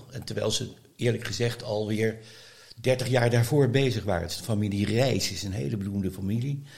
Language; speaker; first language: Dutch; native; Dutch